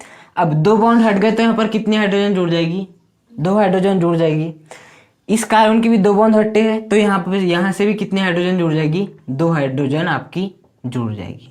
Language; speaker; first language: Hindi; native; Hindi